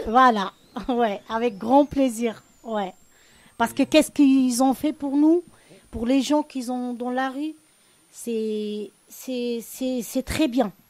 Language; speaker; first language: French; non-native, learner; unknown